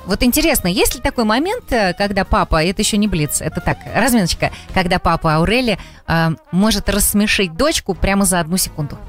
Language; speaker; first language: Russian; native; Russian